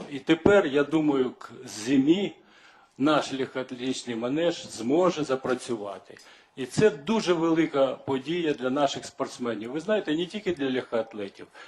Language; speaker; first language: Ukrainian; native; Ukrainian